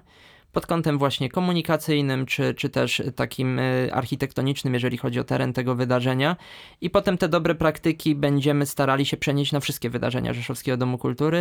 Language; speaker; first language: Polish; native; Polish